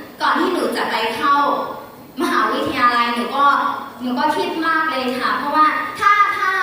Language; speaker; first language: Thai; non-native, fluent; Burmese